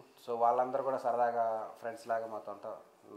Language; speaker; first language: Telugu; native; Telugu